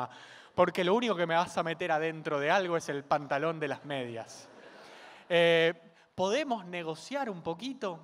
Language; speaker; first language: Spanish; native; Spanish